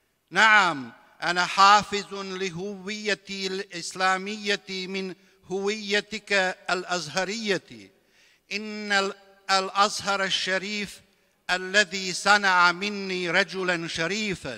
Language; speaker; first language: Arabic; non-native, fluent; Bosnian